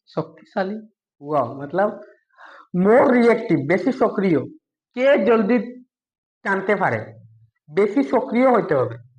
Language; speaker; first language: Hindi; non-native, local second language; Bangla